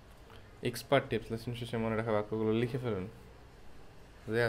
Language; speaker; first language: English; non-native, learner; Bangla